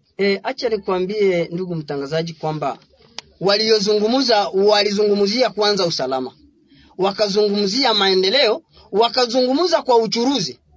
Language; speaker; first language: Swahili; native; Swahili